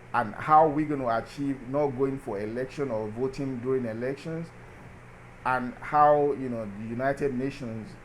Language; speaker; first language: English; non-native, local second language; Yoruba